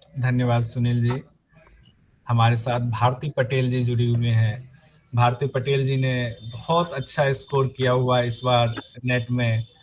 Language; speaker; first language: Hindi; native; Hindi